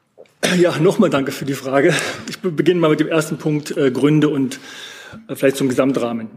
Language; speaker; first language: German; native; German